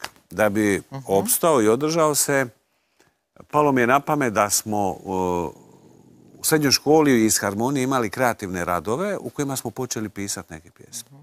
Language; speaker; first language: Croatian; native; Croatian